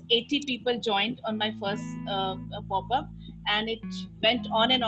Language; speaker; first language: English; non-native, local second language; Assamese